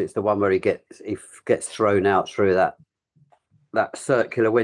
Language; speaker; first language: English; native; English